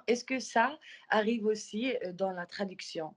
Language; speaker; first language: French; non-native, fluent; Spanish